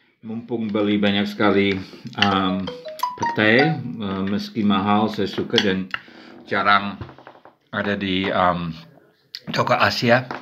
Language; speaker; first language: Indonesian; non-native, fluent; English